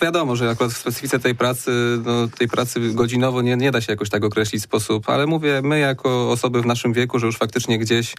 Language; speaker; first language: Polish; native; Polish